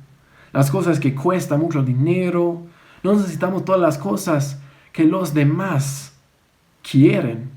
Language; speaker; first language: Spanish; non-native, fluent; English